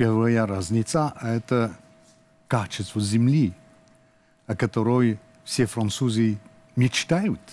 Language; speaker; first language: Russian; non-native, learner; French